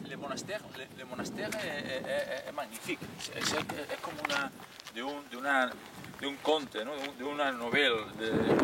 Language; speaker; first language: French; non-native, learner; Spanish